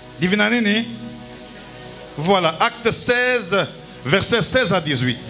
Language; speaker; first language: French; non-native, local second language; Lingala